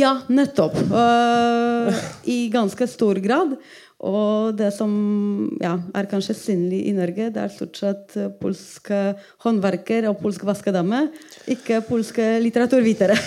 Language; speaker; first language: Norwegian; non-native, fluent; Polish